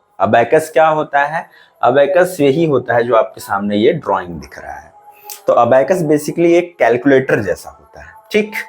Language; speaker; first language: Hindi; native; Hindi